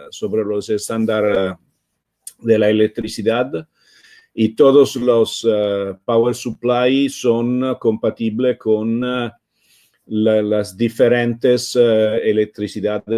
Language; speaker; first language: Spanish; non-native, fluent; Italian